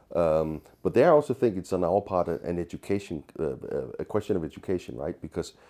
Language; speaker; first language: English; non-native, fluent; Danish